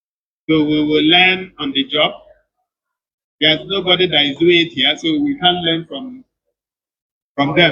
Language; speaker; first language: English; non-native, local second language; Igbo